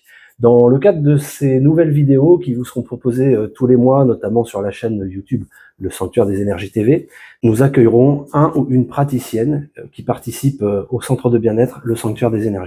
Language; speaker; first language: French; native; French